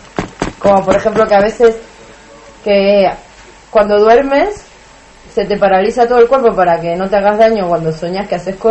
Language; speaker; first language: Spanish; native; Spanish